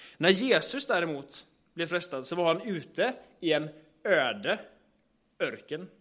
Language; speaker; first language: Swedish; native; Swedish